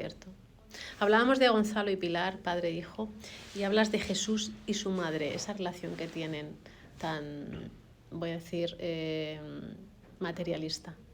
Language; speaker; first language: Spanish; native; Spanish